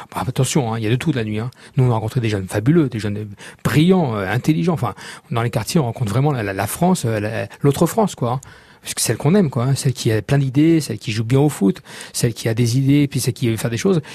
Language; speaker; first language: French; native; French